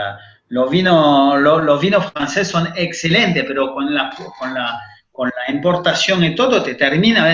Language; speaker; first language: Spanish; non-native, fluent; French